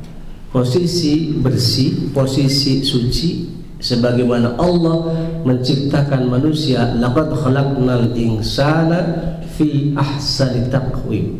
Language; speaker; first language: Indonesian; native; Indonesian